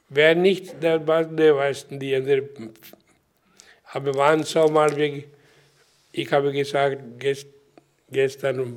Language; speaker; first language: German; non-native, learner; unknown